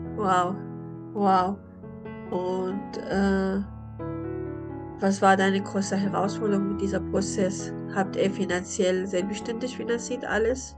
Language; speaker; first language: German; non-native, learner; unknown